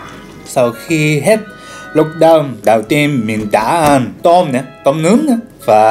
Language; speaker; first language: Vietnamese; non-native, learner; Japanese